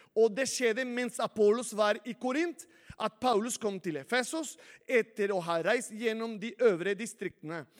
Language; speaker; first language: Norwegian; non-native, fluent; Spanish